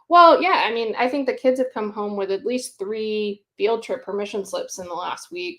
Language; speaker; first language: English; native; English